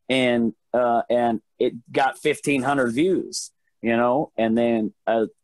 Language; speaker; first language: English; native; English